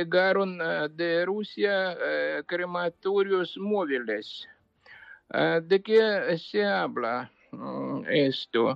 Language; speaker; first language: Spanish; non-native, fluent; Ukrainian